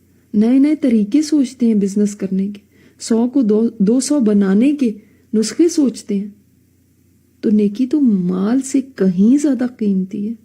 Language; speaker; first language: Urdu; native; Urdu